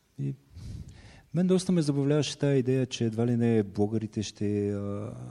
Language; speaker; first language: Bulgarian; native; Bulgarian